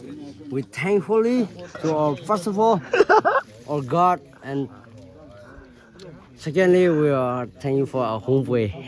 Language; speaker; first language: English; non-native, learner; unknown